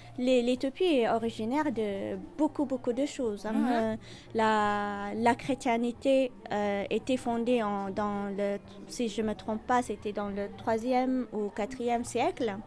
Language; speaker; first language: French; non-native, fluent; Amharic